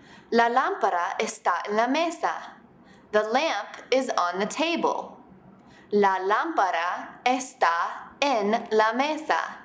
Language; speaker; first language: Spanish; non-native, fluent; English